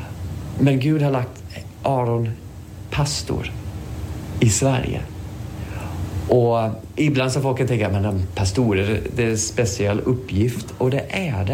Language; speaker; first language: Swedish; non-native, fluent; English